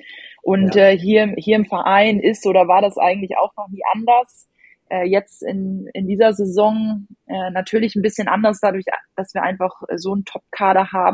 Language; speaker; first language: German; native; German